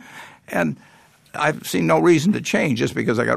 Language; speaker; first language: English; native; English